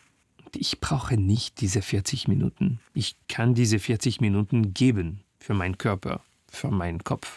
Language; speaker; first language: German; non-native, fluent; French